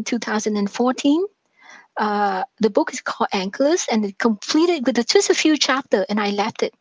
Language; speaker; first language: English; non-native, fluent; Vietnamese